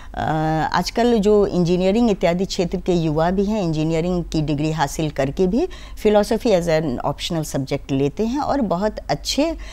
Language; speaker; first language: Hindi; native; Hindi